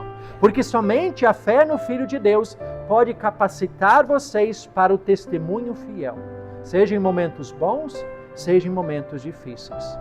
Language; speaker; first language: Portuguese; native; Portuguese